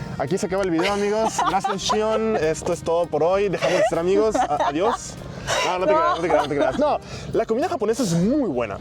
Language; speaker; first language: Spanish; native; Spanish